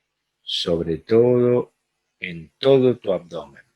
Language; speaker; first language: Spanish; native; Spanish